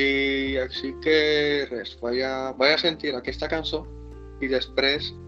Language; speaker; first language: Catalan; non-native, learner; Spanish